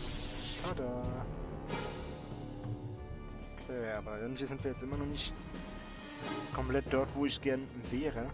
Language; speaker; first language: German; native; German